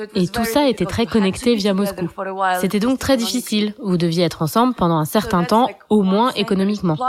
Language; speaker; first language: French; non-native, fluent; Ukrainian